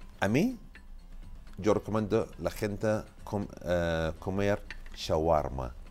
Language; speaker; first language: Spanish; non-native, learner; Arabic